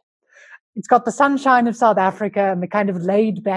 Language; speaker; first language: English; native; English